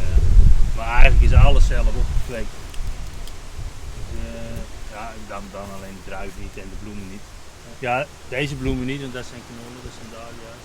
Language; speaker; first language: Dutch; native; Dutch